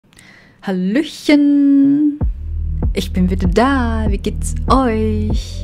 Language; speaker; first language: German; non-native, fluent; Chinese